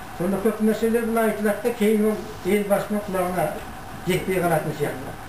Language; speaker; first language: Kazakh; native; Kazakh